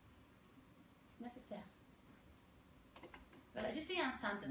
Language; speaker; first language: French; non-native, fluent; Spanish